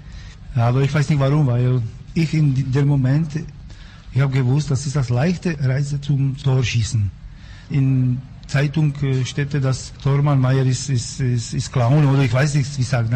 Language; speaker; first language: German; non-native, learner; Czech